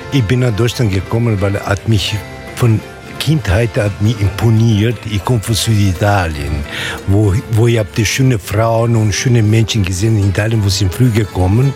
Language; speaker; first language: German; non-native, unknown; Italian